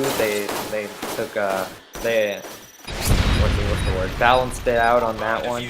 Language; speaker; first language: English; native; English